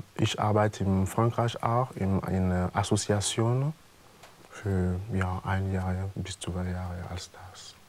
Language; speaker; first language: German; non-native, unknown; French